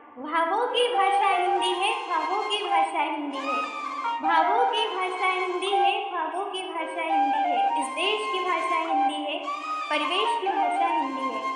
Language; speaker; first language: Hindi; native; Hindi